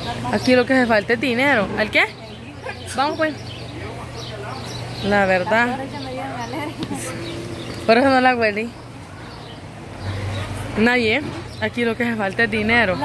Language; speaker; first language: Spanish; native; Spanish